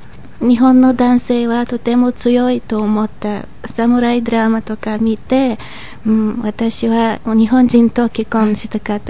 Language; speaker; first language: Japanese; non-native, fluent; Bulgarian